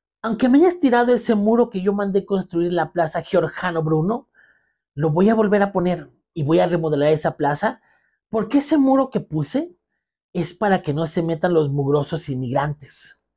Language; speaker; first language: Spanish; native; Spanish